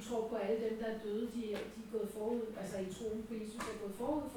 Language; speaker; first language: Danish; native; Danish